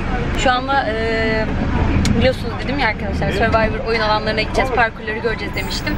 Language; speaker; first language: Turkish; native; Turkish